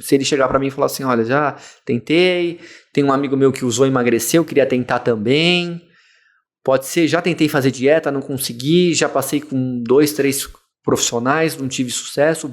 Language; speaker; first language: Portuguese; native; Portuguese